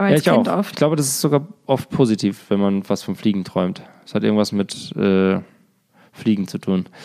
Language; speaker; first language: German; native; German